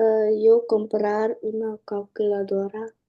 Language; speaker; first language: Spanish; non-native, learner; English